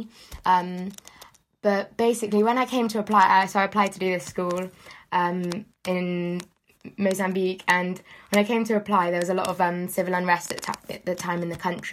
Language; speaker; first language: English; native; English